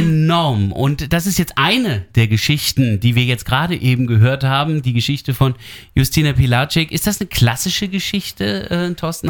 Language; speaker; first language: German; native; German